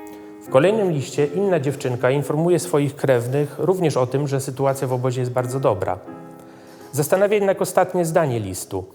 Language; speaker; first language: Polish; native; Polish